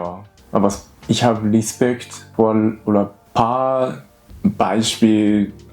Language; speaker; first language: German; non-native, learner; Japanese